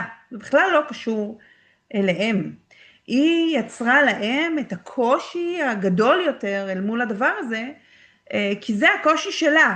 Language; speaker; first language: Hebrew; native; Hebrew